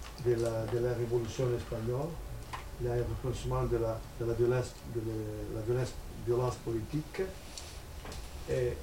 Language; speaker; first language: French; non-native, fluent; Italian